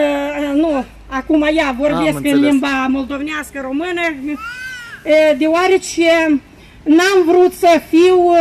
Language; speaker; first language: Romanian; non-native, local second language; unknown